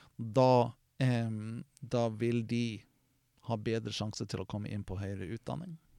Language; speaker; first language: Norwegian; non-native, fluent; English